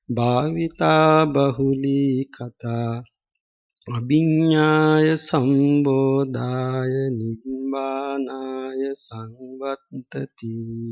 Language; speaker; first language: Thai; non-native, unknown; Sinhala